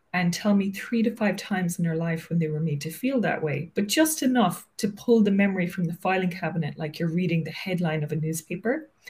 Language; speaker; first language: English; native; English